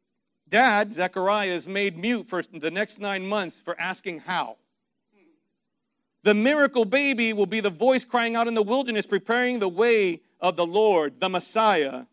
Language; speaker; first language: English; native; English